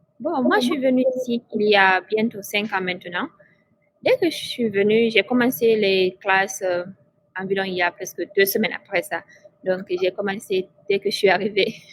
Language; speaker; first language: French; non-native, local second language; Fula